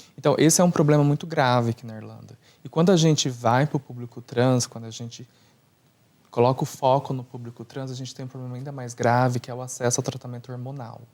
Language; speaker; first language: Portuguese; native; Portuguese